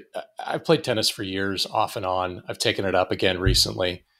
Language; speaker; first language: English; native; English